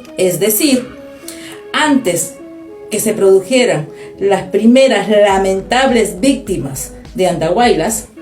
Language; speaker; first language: Spanish; native; Spanish